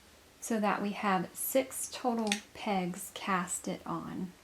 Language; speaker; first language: English; native; English